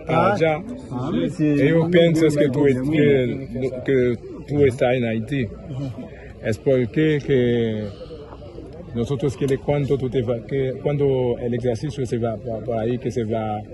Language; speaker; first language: Spanish; non-native, learner; Haitian Creole